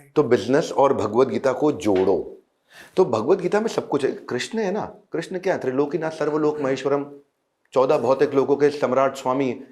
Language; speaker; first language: Hindi; native; Hindi